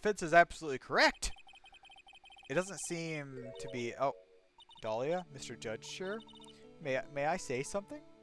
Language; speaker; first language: English; native; English